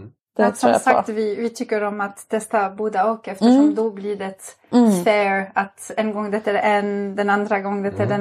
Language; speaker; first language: Swedish; non-native, fluent; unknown